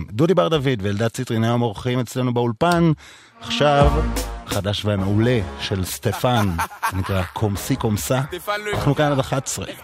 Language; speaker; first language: Hebrew; native; Hebrew